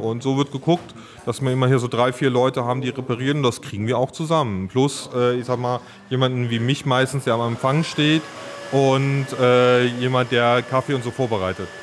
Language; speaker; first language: German; native; German